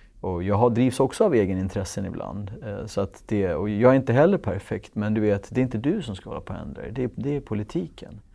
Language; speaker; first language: Swedish; early bilingual, other home language; Kurdish